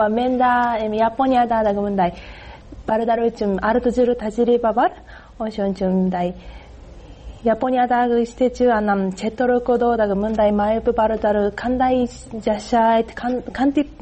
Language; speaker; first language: Kyrgyz; non-native, learner; Japanese